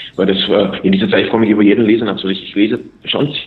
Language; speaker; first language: German; non-native, fluent; Czech